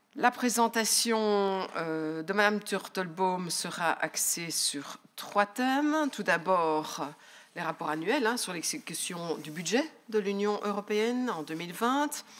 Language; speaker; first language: French; native; French